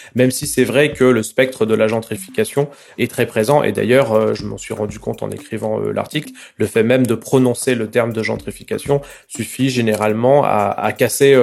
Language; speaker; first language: French; native; French